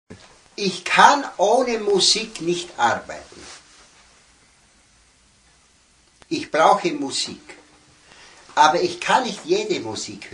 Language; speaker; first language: German; early bilingual, heritage; German